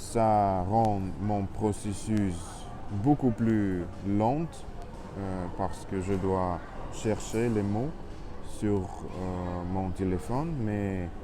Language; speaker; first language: French; non-native, learner; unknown